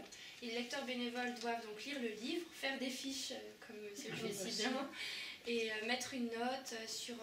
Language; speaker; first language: French; native; French